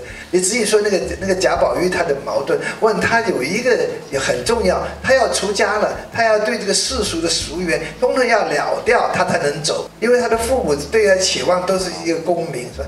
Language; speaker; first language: Chinese; native; Chinese